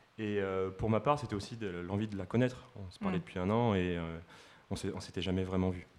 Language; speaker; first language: French; native; French